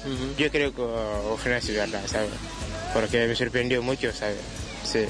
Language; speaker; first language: Spanish; non-native, learner; Wolof